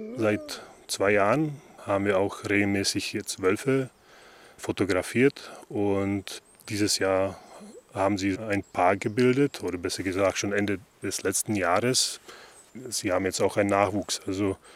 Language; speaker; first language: German; non-native, fluent; Slovak